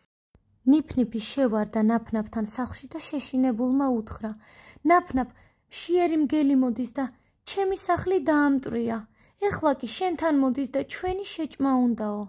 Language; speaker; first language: Georgian; native; Georgian